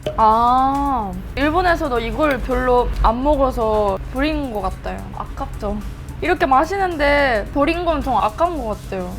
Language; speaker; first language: Korean; early bilingual, heritage; Japanese